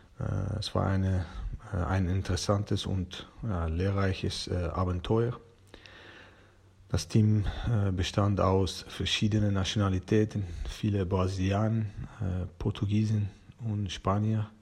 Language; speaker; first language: German; non-native, fluent; Persian